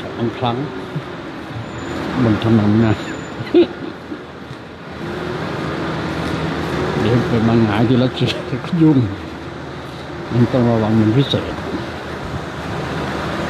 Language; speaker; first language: Thai; native; Thai